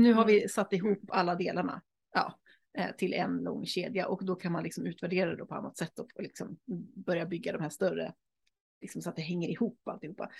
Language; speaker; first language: Swedish; native; Swedish